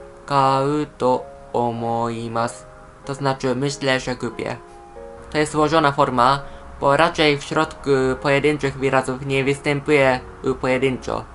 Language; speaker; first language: Polish; non-native, fluent; Japanese